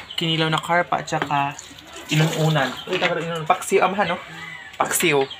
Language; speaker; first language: Filipino; non-native, local second language; Cebuano